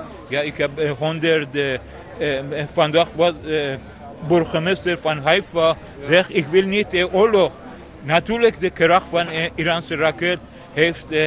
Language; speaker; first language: Dutch; non-native, learner; Persian